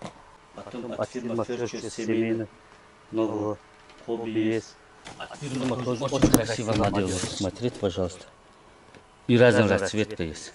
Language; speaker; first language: Russian; non-native, learner; Turkish